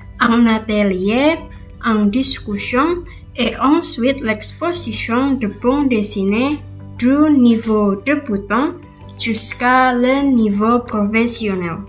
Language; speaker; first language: French; non-native, learner; Indonesian